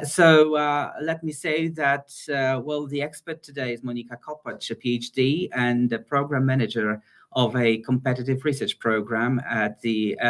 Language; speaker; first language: English; non-native, fluent; Polish